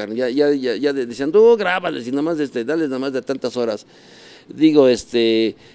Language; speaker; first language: Spanish; native; Spanish